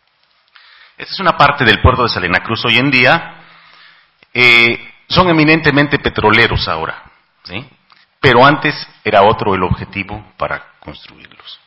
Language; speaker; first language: Spanish; native; Spanish